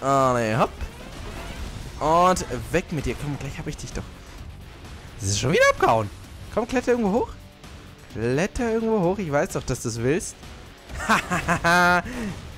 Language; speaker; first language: German; native; German